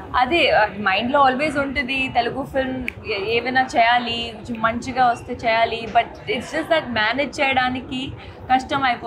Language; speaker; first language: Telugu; non-native, fluent; Hindi